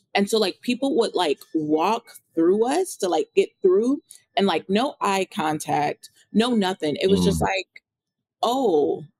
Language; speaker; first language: English; native; English